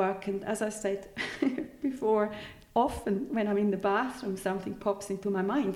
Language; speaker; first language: English; non-native, fluent; Swiss German